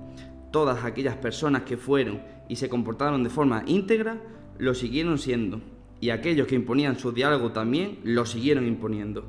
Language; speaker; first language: Spanish; native; Spanish